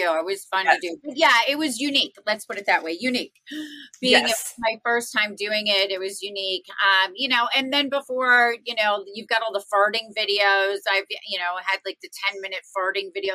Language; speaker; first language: English; native; English